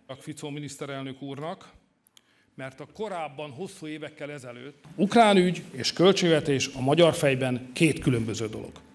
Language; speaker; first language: Hungarian; native; Hungarian